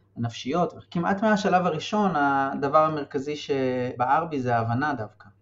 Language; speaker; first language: Hebrew; native; Hebrew